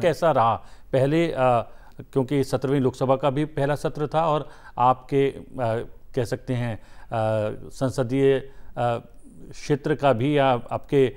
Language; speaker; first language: Hindi; native; Hindi